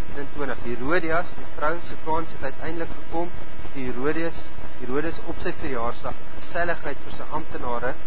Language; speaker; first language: Afrikaans; native; Afrikaans